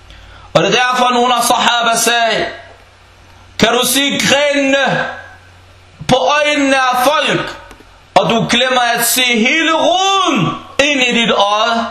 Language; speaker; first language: Danish; non-native, fluent; Arabic